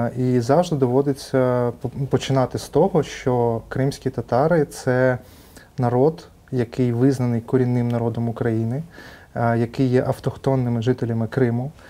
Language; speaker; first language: Ukrainian; non-native, local second language; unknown